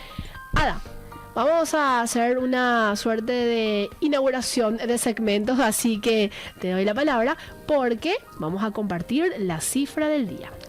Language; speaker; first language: Spanish; native; Spanish